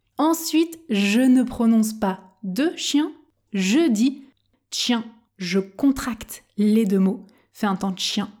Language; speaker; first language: French; native; French